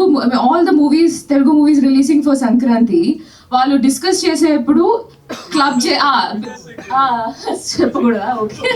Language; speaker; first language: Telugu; non-native, fluent; Malayalam